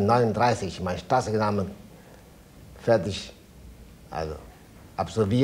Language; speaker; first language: German; non-native, fluent; Chinese